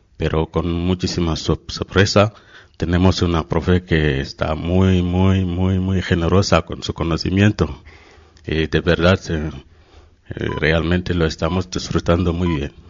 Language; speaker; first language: Spanish; non-native, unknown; Wolof